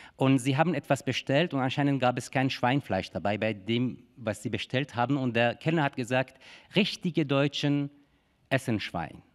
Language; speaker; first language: German; non-native, fluent; Persian